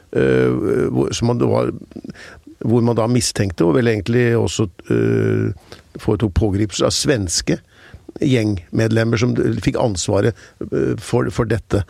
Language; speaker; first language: Norwegian; native; Norwegian